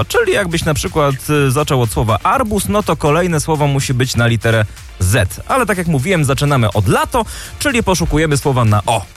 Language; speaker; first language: Polish; native; Polish